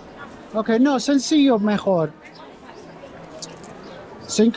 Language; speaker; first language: Spanish; non-native, learner; English